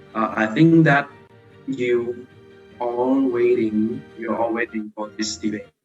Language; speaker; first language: English; non-native, fluent; Vietnamese